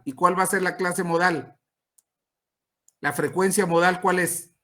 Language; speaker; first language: Spanish; native; Spanish